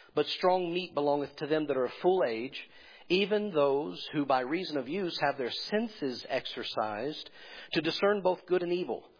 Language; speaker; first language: English; native; English